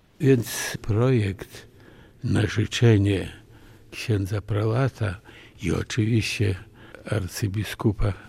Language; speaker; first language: Polish; native; Polish